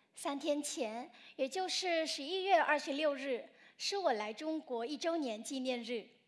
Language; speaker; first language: Chinese; non-native, fluent; Vietnamese